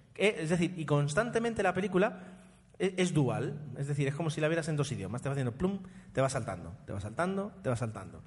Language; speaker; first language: Spanish; non-native, fluent; Italian